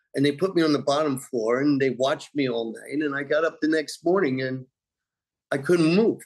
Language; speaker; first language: English; native; English